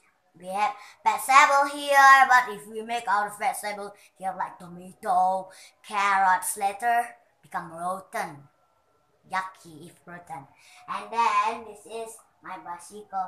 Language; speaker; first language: English; non-native, learner; Indonesian